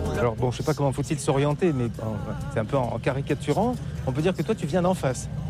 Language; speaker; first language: French; native; French